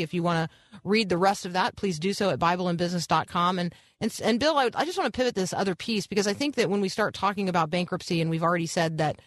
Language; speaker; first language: English; native; English